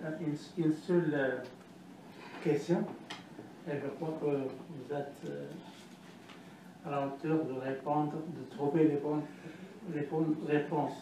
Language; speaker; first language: French; non-native, learner; Arabic